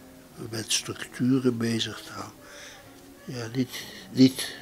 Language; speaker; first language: Dutch; native; Dutch